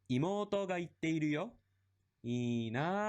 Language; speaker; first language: Japanese; non-native, fluent; English